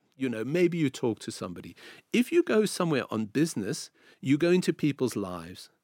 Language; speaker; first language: English; native; English